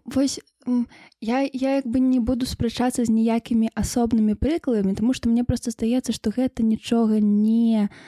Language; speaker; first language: Belarusian; non-native, local second language; Russian